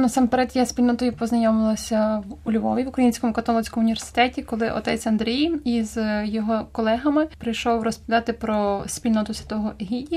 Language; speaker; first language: Ukrainian; native; Ukrainian